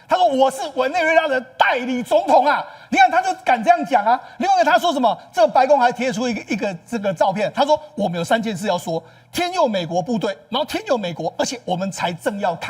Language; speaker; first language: Chinese; native; Chinese